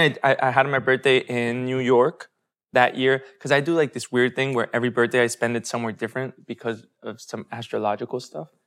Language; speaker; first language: English; early bilingual, other home language; Spanish